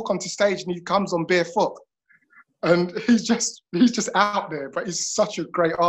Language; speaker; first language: English; native; English